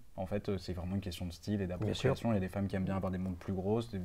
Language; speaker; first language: French; native; French